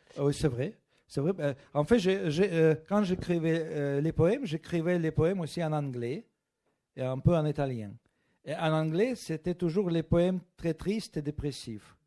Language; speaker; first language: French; non-native, fluent; Russian